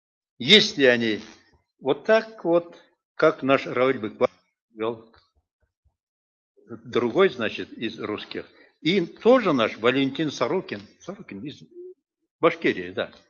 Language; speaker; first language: Russian; non-native, local second language; Bashkir